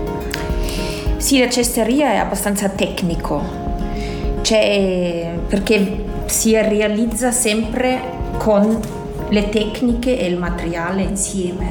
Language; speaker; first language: Italian; non-native, fluent; German